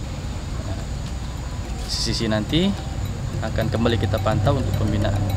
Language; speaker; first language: Indonesian; native; Indonesian